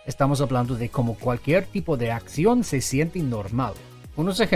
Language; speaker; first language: Spanish; non-native, fluent; English